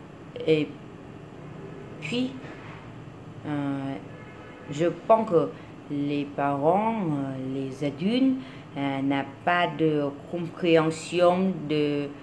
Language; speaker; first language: French; non-native, learner; Vietnamese